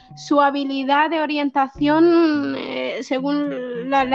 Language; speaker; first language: Spanish; early bilingual, other home language; Arabic